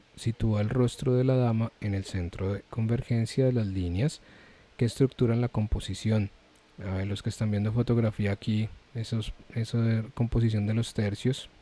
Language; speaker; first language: Spanish; native; Spanish